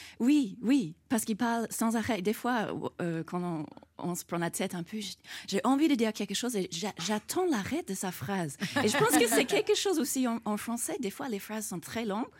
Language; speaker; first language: French; non-native, fluent; English